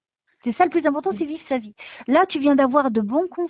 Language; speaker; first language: French; native; French